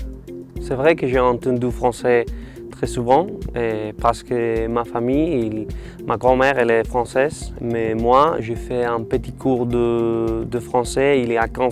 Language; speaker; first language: French; non-native, learner; Spanish